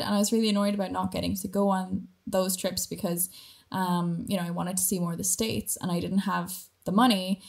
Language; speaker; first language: English; native; English